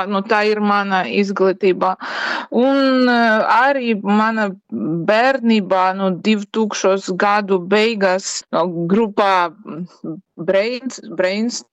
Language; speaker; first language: Latvian; non-native, learner; Ukrainian